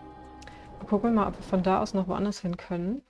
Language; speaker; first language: German; native; German